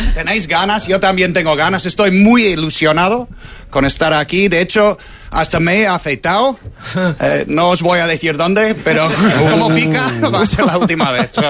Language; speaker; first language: Spanish; non-native, fluent; English